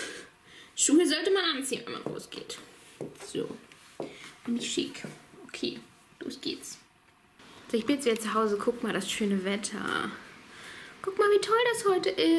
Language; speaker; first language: German; native; German